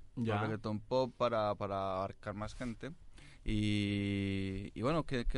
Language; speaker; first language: Spanish; native; Spanish